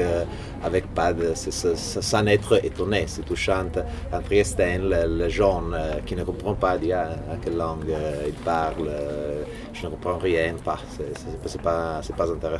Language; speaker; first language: French; non-native, fluent; Italian